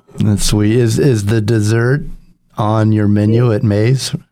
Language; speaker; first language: English; native; English